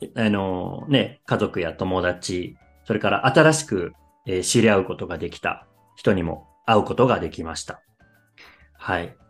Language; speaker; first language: Japanese; native; Japanese